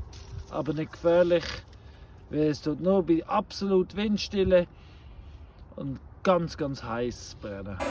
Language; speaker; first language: German; native; German